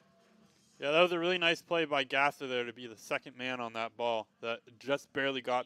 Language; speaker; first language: English; native; English